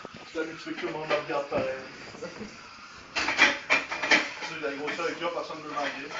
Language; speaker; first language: French; native; French